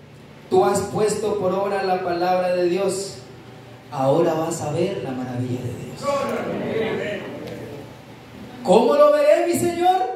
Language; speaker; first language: Spanish; native; Spanish